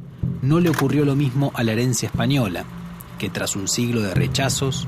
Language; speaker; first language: Spanish; native; Spanish